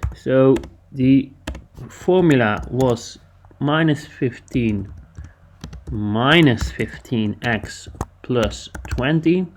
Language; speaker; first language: English; non-native, fluent; Dutch